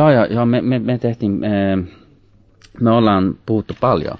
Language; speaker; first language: Finnish; early bilingual, heritage; Finnish